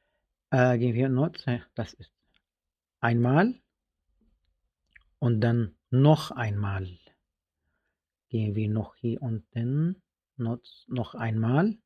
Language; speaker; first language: German; non-native, fluent; Arabic